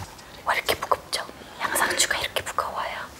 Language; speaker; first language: Korean; native; Korean